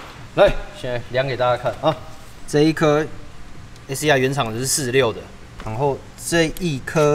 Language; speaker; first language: Chinese; native; Chinese